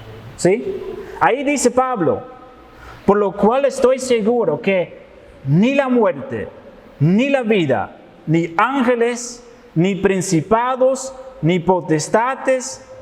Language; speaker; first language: Spanish; non-native, fluent; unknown